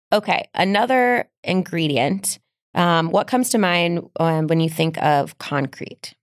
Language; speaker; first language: English; native; English